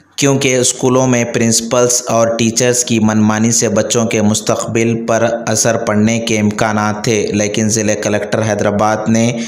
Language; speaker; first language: Urdu; native; Urdu